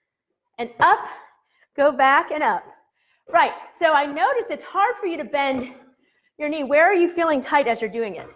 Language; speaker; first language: English; native; English